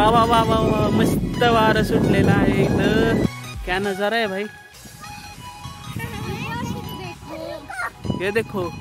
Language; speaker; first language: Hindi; non-native, local second language; Marathi